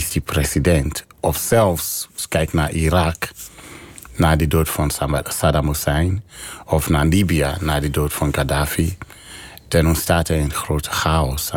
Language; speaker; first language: Dutch; non-native, fluent; English